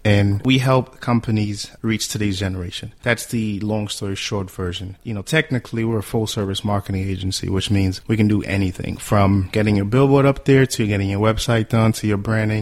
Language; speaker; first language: English; early bilingual, other home language; Haitian Creole